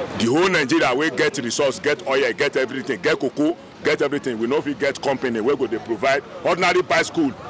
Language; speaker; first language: Nigerian Pidgin; non-native, local second language; Yoruba